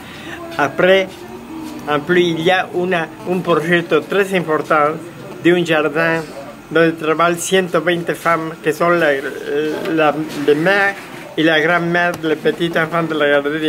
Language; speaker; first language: French; non-native, learner; Spanish